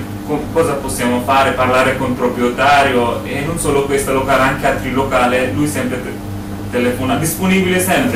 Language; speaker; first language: Italian; non-native, learner; Bangla